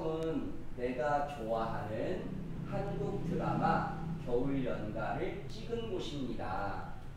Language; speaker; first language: Korean; non-native, fluent; Vietnamese